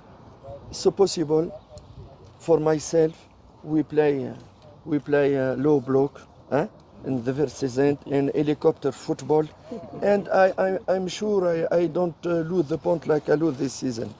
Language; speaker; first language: English; non-native, learner; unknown